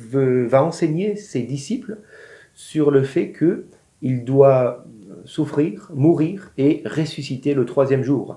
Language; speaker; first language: French; native; French